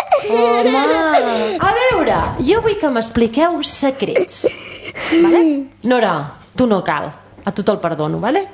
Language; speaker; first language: Catalan; native; Catalan